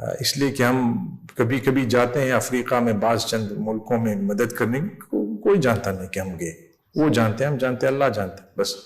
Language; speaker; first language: Urdu; non-native, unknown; English